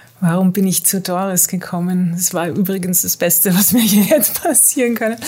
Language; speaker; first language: German; early bilingual, heritage; German